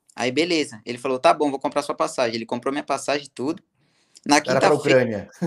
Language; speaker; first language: Portuguese; native; Portuguese